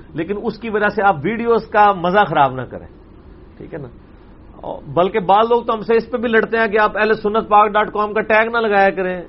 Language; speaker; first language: Urdu; native; Urdu